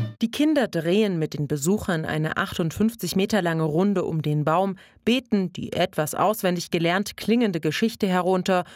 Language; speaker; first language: German; native; German